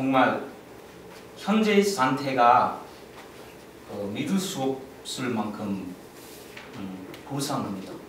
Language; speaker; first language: Korean; non-native, learner; English